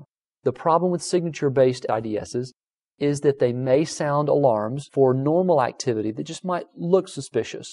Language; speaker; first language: English; native; English